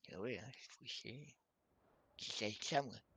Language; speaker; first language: French; native; French